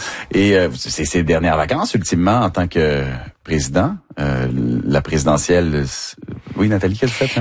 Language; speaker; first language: French; native; French